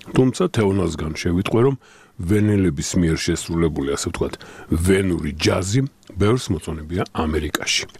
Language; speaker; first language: Georgian; native; Georgian